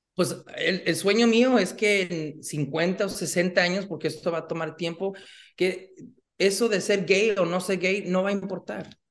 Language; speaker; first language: Spanish; early bilingual, heritage; Spanish